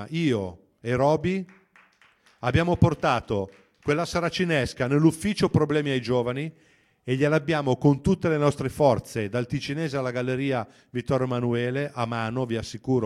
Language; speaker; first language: Italian; native; Italian